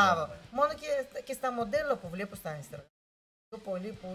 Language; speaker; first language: Greek; non-native, learner; Russian